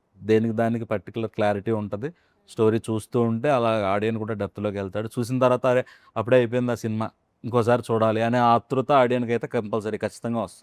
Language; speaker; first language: Telugu; native; Telugu